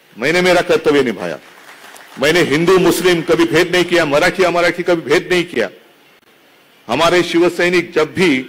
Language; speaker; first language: Hindi; non-native, local second language; Marathi